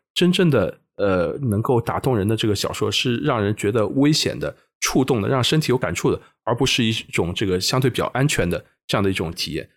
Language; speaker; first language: Chinese; native; Chinese